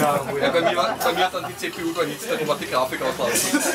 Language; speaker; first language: German; native; German